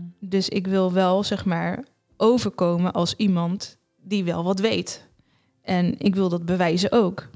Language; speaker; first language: Dutch; early bilingual, other home language; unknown